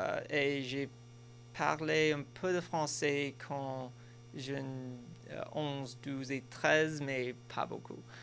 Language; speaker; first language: French; non-native, local second language; English